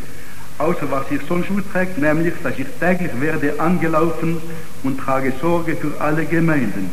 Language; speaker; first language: German; non-native, fluent; Italian